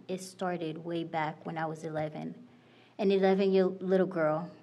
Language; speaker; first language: English; non-native, fluent; Haitian Creole